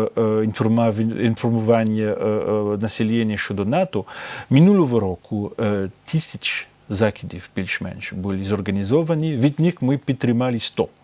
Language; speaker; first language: Ukrainian; non-native, fluent; French